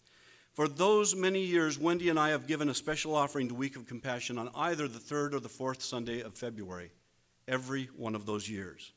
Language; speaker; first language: English; native; English